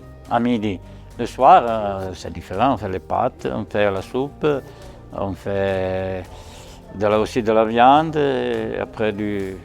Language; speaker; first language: French; non-native, local second language; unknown